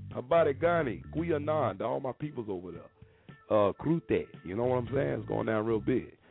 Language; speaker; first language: English; native; English